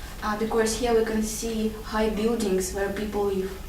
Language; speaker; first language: English; non-native, learner; Russian